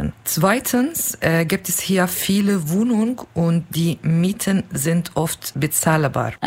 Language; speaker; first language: German; non-native, learner; Kurdish